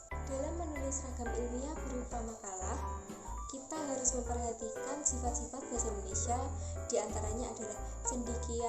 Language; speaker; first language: Indonesian; native; Indonesian